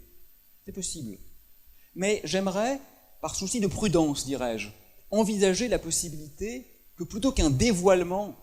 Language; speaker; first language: French; native; French